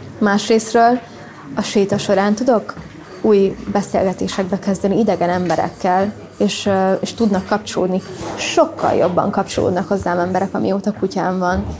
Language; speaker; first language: Hungarian; native; Hungarian